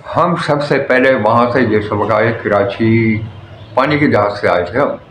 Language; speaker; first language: Urdu; native; Urdu